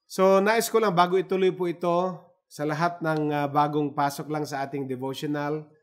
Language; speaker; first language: Filipino; native; Filipino